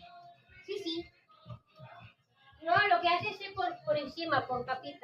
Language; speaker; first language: Spanish; non-native, fluent; Filipino